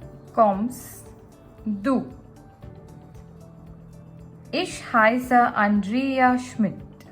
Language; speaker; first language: German; non-native, learner; Gujarati